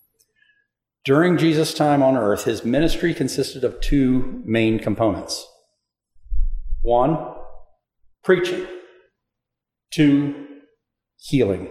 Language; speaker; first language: English; native; English